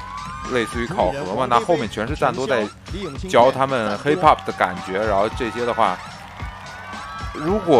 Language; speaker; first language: Chinese; native; Chinese